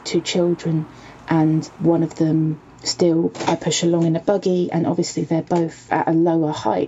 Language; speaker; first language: English; native; English